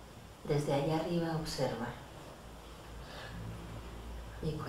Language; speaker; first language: Spanish; native; Spanish